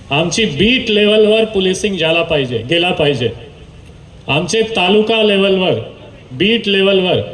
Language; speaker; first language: Marathi; non-native, fluent; Hindi